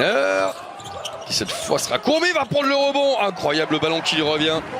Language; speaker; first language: French; native; French